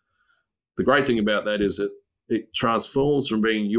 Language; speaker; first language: English; native; English